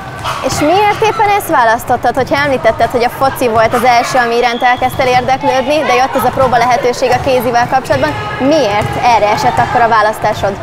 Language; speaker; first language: Hungarian; native; Hungarian